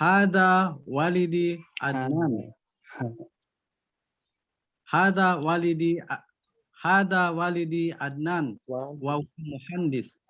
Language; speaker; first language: Arabic; non-native, fluent; Indonesian